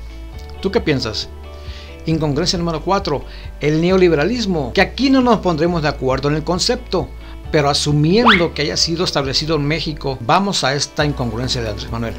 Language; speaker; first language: Spanish; native; Spanish